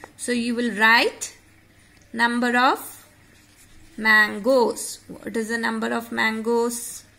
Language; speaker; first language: English; non-native, local second language; Marathi